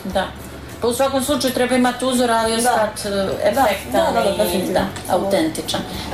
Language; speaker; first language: Serbian; native; Serbian